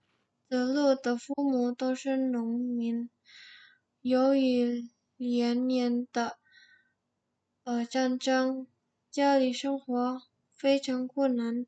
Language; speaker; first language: Chinese; non-native, learner; Indonesian